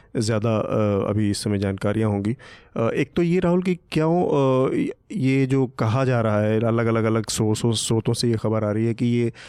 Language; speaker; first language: Hindi; native; Hindi